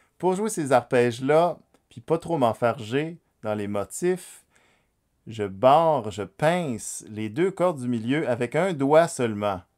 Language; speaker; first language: French; native; French